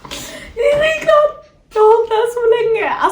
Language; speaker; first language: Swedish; early bilingual, other home language; Somali